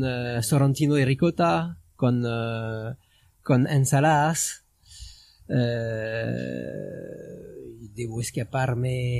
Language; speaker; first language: Spanish; non-native, fluent; French